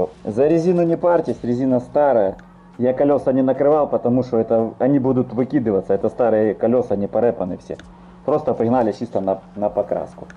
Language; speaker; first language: Russian; native; Russian